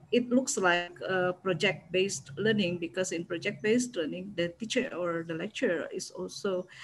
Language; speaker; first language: English; non-native, fluent; Indonesian